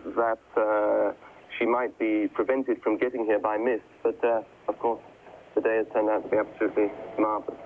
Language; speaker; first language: English; native; English